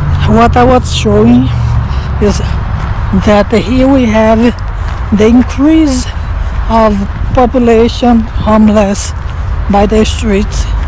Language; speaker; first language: English; non-native, fluent; Portuguese